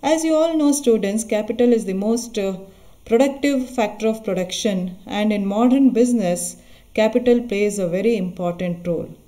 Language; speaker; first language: English; non-native, local second language; Kannada